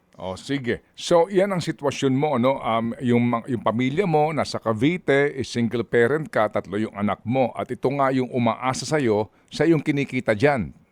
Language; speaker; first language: Filipino; native; Filipino